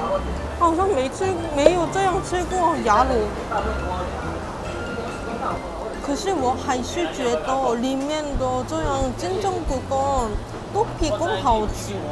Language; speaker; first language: Chinese; non-native, fluent; Korean